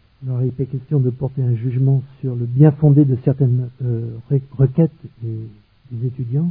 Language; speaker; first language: French; native; French